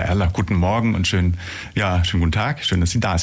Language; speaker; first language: German; native; German